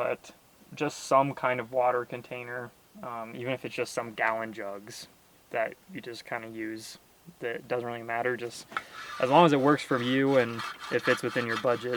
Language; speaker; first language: English; native; English